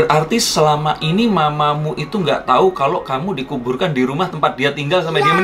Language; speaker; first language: Indonesian; native; Indonesian